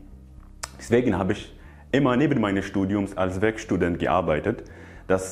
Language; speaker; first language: German; non-native, fluent; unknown